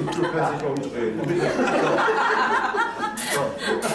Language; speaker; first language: German; native; German